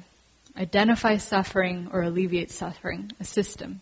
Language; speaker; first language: English; native; English